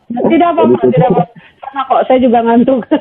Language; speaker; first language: Indonesian; native; Indonesian